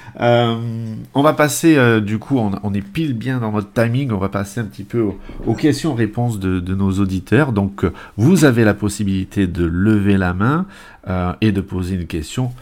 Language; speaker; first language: French; native; French